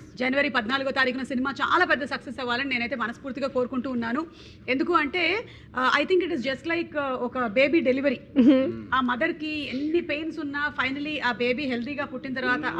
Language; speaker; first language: Telugu; native; Telugu